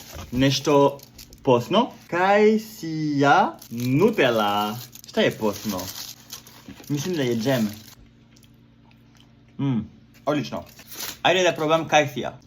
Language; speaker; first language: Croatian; non-native, learner; French